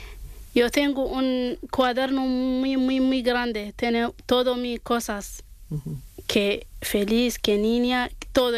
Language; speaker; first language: Spanish; non-native, learner; Arabic